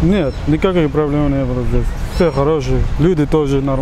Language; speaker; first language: Russian; non-native, local second language; Uzbek